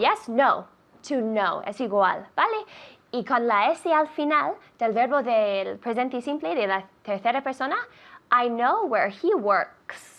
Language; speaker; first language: Spanish; non-native, fluent; English